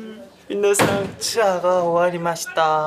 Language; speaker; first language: Japanese; non-native, learner; Korean